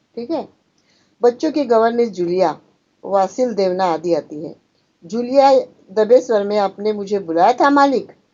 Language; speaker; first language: Hindi; non-native, local second language; Marathi